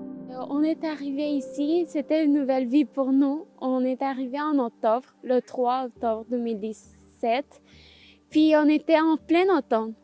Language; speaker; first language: French; non-native, fluent; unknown